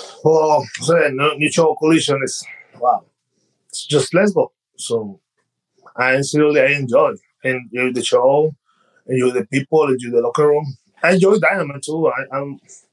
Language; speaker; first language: English; non-native, learner; Spanish